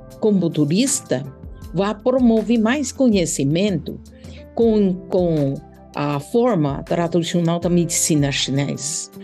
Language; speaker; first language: Portuguese; non-native, learner; Chinese